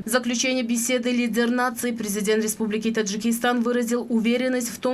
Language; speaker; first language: Russian; non-native, local second language; Tajik